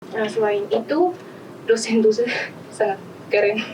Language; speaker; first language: Indonesian; non-native, learner; Malagasy